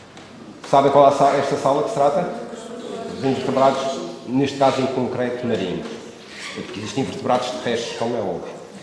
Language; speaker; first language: Portuguese; native; Portuguese